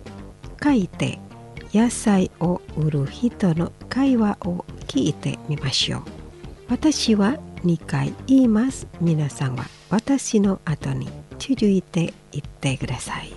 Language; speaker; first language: Japanese; non-native, fluent; Indonesian